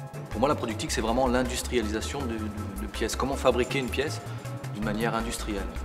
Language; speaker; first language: French; native; French